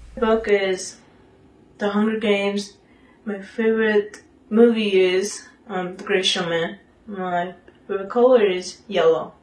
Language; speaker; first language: English; early bilingual, other home language; Spanish